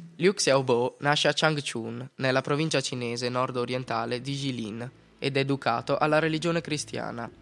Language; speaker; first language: Italian; native; Italian